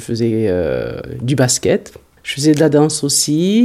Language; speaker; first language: French; early bilingual, other home language; Hungarian